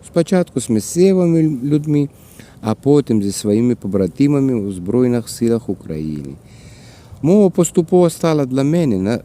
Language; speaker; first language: Ukrainian; non-native, local second language; Russian